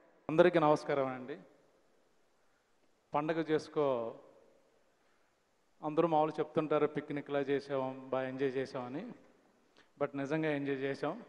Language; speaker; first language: Telugu; native; Telugu